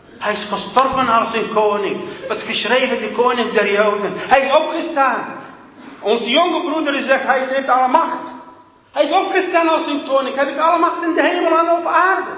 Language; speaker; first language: Dutch; non-native, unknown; Arabic